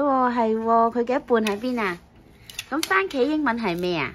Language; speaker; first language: Cantonese; native; Cantonese